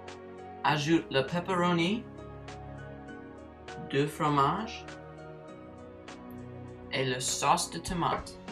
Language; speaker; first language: French; non-native, learner; English